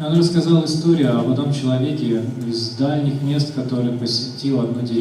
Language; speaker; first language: Russian; native; Russian